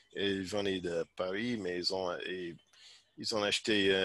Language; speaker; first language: French; non-native, learner; English